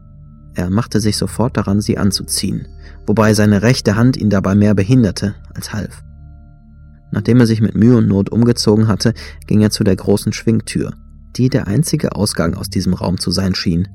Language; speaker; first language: German; native; German